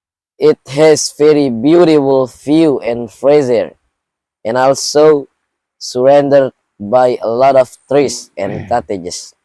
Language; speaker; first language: English; non-native, learner; Indonesian